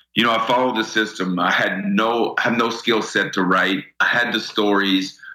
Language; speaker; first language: English; native; English